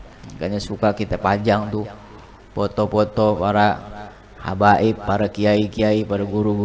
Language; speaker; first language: Indonesian; native; Indonesian